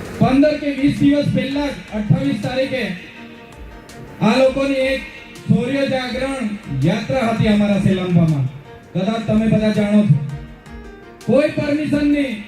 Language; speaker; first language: Gujarati; non-native, local second language; Vasavi